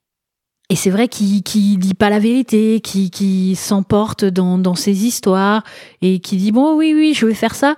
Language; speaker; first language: French; native; French